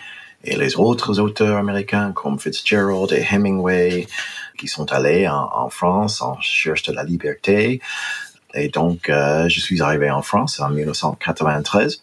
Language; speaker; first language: French; non-native, fluent; English